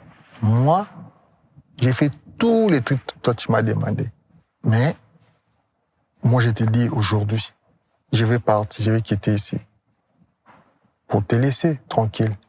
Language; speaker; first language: French; non-native, local second language; Lingala